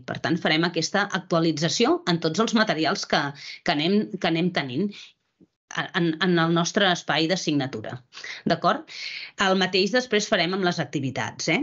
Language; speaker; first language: Catalan; native; Catalan